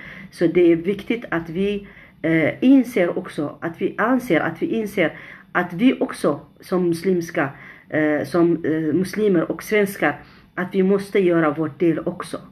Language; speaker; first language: Swedish; non-native, fluent; Arabic